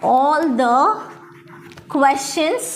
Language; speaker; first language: English; non-native, local second language; Tamil